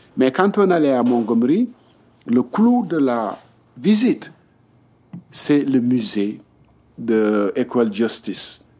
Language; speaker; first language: French; non-native, local second language; Wolof